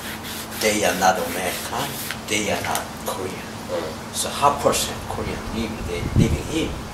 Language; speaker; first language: English; non-native, learner; Korean